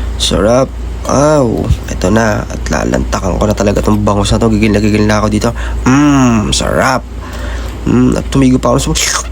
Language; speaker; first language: Filipino; native; Filipino